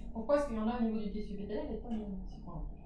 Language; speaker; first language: French; native; French